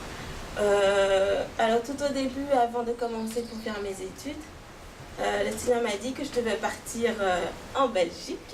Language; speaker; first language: French; native; French